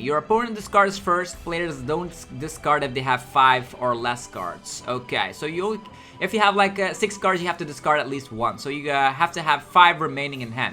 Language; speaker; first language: English; non-native, fluent; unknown